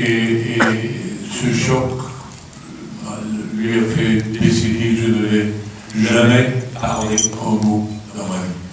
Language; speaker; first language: French; non-native, fluent; Swedish